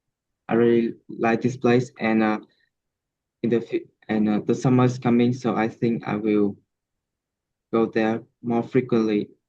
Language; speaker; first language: English; non-native, learner; Vietnamese